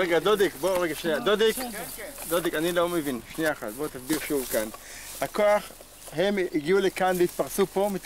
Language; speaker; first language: Hebrew; native; Hebrew